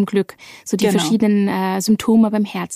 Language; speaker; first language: German; native; German